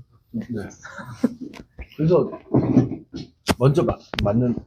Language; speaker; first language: Korean; native; Korean